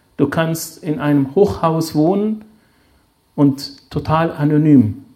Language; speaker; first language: German; non-native, fluent; Arabic